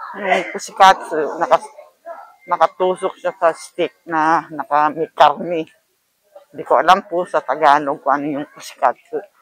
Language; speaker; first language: Filipino; native; Filipino